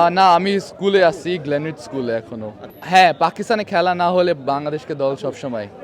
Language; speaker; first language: Bangla; early bilingual, other home language; Urdu